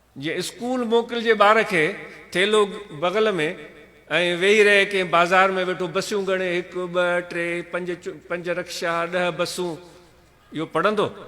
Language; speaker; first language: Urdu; non-native, local second language; Sindhi